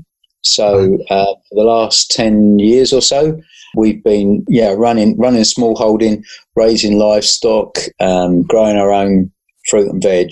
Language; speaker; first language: English; native; English